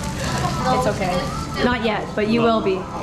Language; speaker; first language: English; non-native, fluent; Japanese